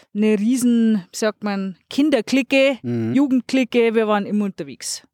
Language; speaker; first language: German; non-native, local second language; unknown